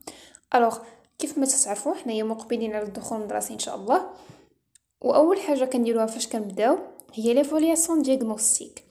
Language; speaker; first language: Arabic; native; Arabic